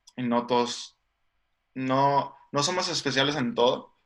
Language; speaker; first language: Spanish; native; Spanish